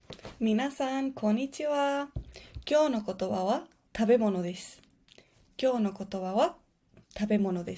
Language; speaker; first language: Japanese; non-native, fluent; Spanish